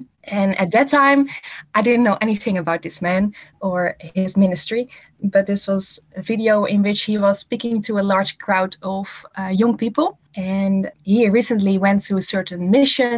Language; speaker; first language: English; non-native, fluent; Dutch